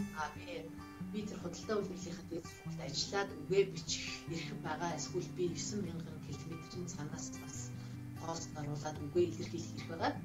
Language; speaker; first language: Mongolian; native; Mongolian